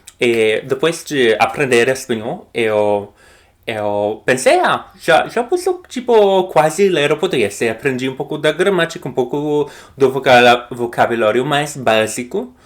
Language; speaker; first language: Portuguese; non-native, fluent; English